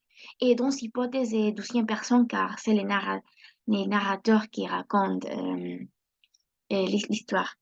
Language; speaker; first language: French; non-native, learner; Spanish